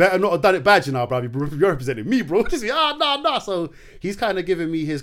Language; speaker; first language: English; non-native, local second language; Arabic